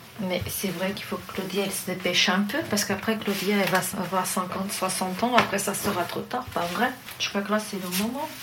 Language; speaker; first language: French; non-native, fluent; Portuguese